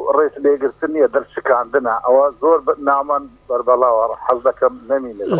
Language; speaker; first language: Central Kurdish; non-native, local second language; Kurdish